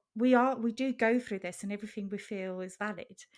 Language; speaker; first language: English; non-native, fluent; German